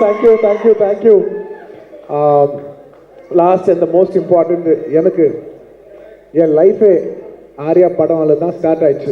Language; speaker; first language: Tamil; non-native, fluent; Telugu